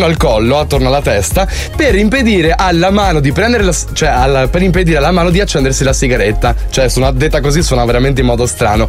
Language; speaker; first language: Italian; native; Italian